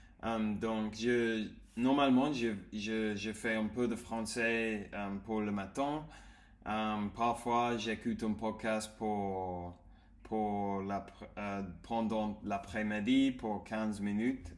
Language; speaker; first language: French; non-native, learner; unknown